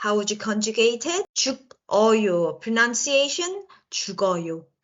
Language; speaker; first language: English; non-native, local second language; Korean